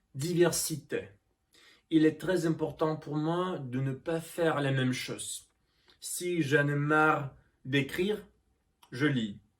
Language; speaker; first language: French; non-native, learner; Russian